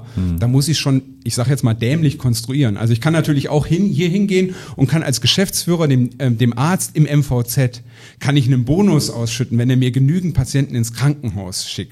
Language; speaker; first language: German; native; German